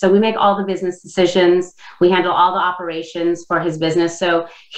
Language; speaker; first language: English; non-native, fluent; Indonesian